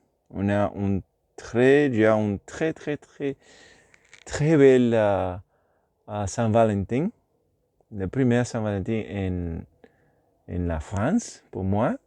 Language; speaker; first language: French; non-native, learner; Spanish